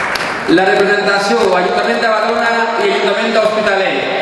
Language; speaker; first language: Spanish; non-native, learner; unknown